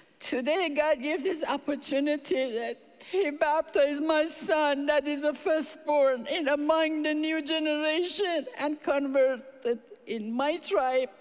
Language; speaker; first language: English; non-native, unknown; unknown